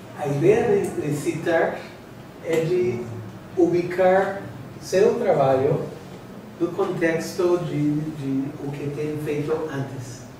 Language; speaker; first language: Portuguese; non-native, fluent; English